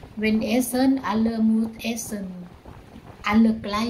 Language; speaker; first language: German; non-native, learner; Thai